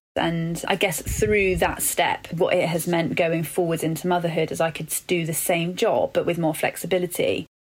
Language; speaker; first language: English; native; English